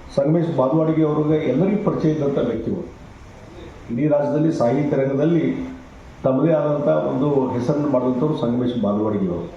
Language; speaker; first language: Kannada; native; Kannada